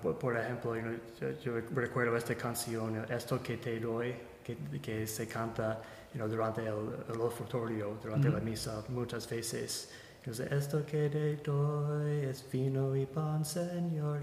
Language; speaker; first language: Spanish; non-native, fluent; English